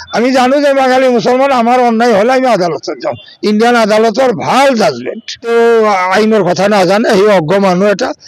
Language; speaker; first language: Assamese; non-native, local second language; Bangla